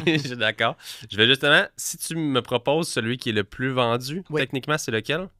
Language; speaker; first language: French; native; French